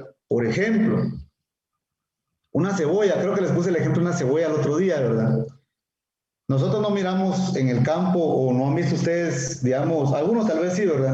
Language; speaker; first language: Spanish; native; Spanish